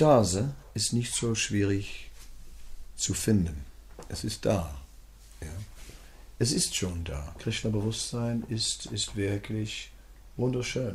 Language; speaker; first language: German; non-native, fluent; Dutch